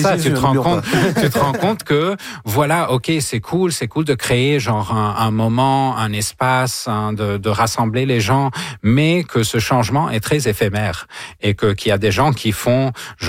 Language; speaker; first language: French; non-native, local second language; Arabic